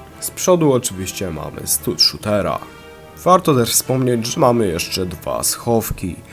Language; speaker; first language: Polish; native; Polish